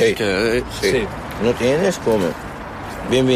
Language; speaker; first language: Spanish; non-native, learner; Arabic